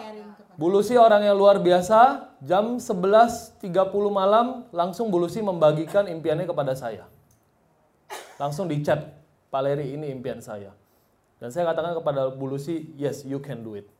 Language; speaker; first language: Indonesian; native; Indonesian